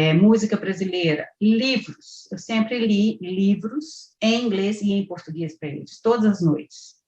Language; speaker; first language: Portuguese; native; Portuguese